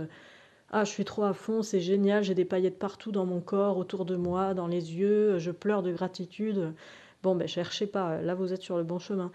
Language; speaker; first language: French; native; French